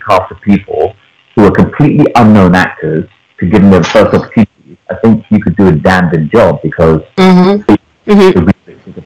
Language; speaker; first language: English; non-native, local second language; Punjabi